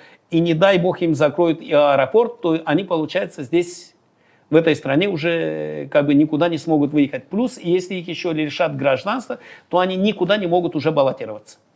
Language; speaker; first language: Russian; non-native, local second language; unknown